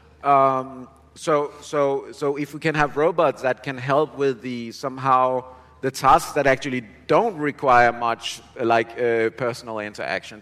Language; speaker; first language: English; non-native, fluent; Danish